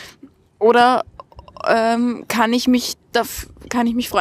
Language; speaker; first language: German; native; German